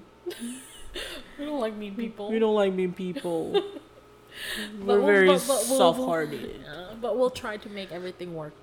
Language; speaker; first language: English; non-native, fluent; Indonesian